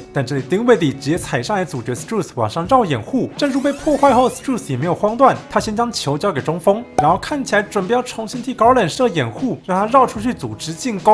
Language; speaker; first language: Chinese; native; Chinese